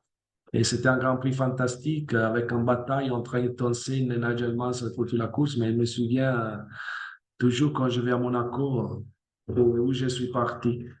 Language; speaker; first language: French; non-native, fluent; Italian